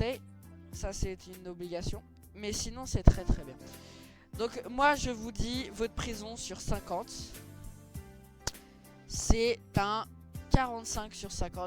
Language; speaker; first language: French; native; French